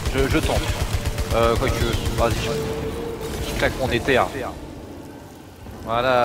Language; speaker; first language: French; native; French